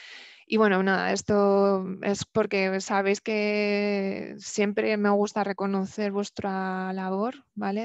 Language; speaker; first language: Spanish; native; Spanish